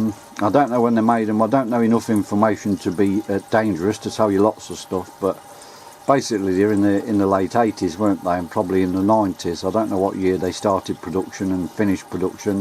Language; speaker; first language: English; native; English